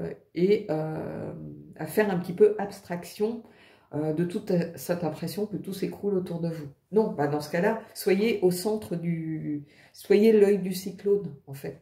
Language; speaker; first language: French; native; French